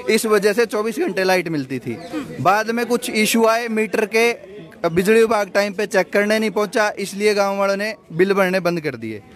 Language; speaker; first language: Hindi; native; Hindi